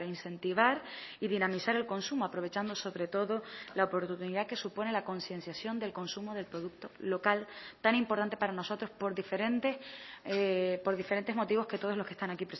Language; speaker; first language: Spanish; native; Spanish